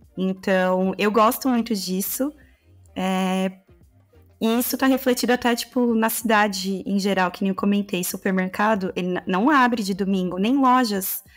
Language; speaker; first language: Portuguese; native; Portuguese